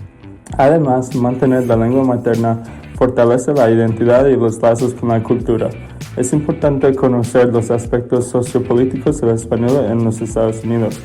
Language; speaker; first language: Spanish; non-native, learner; English